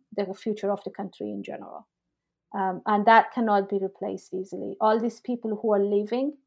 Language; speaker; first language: English; non-native, fluent; Persian